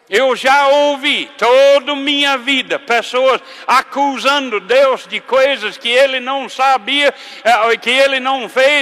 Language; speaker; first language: Portuguese; non-native, fluent; English